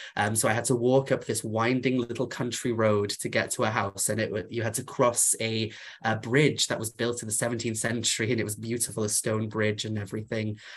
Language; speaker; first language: English; non-native, local second language; Welsh